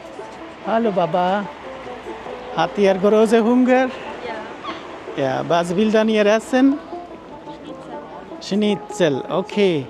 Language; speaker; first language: German; non-native, learner; Bangla